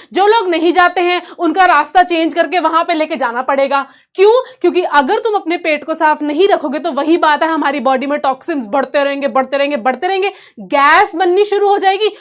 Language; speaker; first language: Hindi; native; Hindi